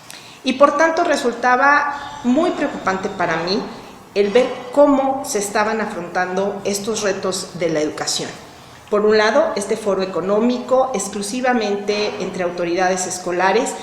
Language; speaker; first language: Spanish; native; Spanish